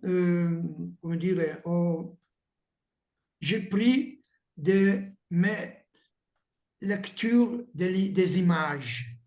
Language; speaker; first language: French; non-native, learner; Italian